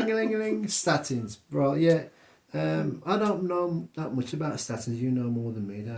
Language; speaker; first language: English; native; English